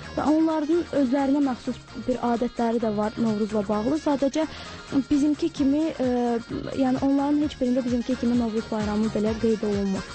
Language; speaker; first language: Azerbaijani; native; Azerbaijani